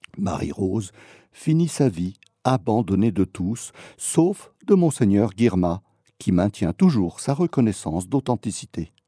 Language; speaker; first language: French; native; French